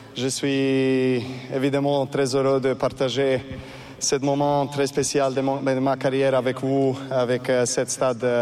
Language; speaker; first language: French; non-native, learner; Serbian